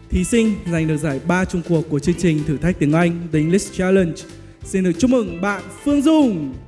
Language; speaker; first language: Vietnamese; native; Vietnamese